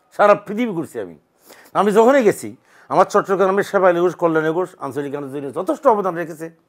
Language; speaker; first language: Bangla; native; Bangla